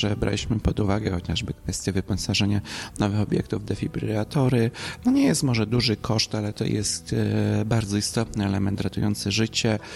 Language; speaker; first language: Polish; native; Polish